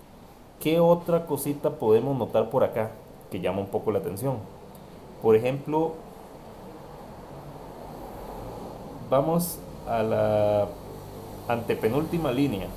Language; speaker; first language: Spanish; native; Spanish